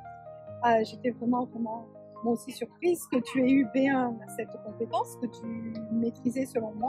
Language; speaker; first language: French; native; French